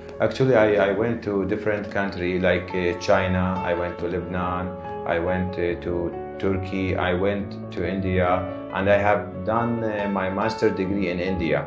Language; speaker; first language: English; non-native, fluent; Arabic